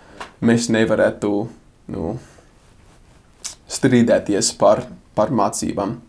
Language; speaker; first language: Latvian; non-native, fluent; English